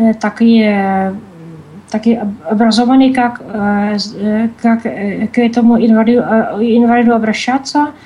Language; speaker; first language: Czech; non-native, learner; Russian